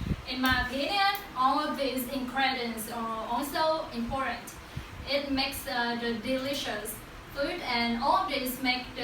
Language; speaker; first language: English; non-native, learner; Vietnamese